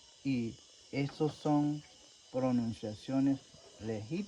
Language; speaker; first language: Spanish; non-native, local second language; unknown